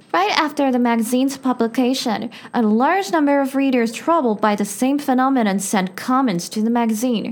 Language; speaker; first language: English; non-native, fluent; Chinese